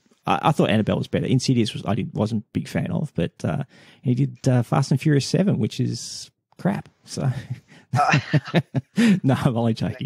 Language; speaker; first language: English; native; English